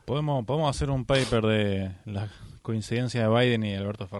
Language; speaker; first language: Spanish; native; Spanish